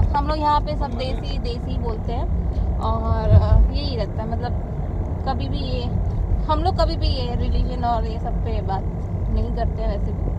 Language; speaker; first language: Hindi; native; Hindi